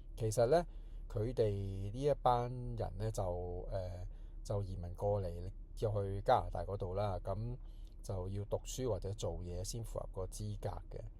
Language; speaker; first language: Cantonese; native; Cantonese